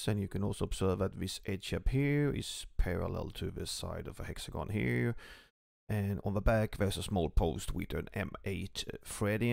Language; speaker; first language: English; non-native, fluent; Swedish